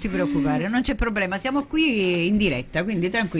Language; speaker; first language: Italian; native; Italian